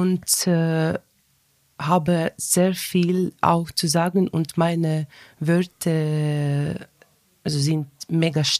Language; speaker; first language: German; non-native, learner; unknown